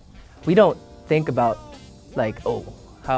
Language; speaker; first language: English; native; English